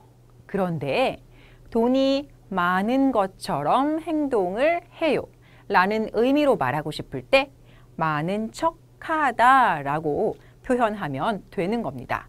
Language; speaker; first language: Korean; native; Korean